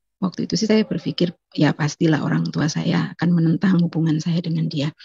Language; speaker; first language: Indonesian; native; Indonesian